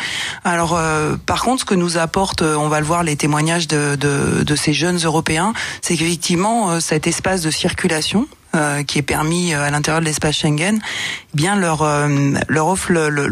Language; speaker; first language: French; native; French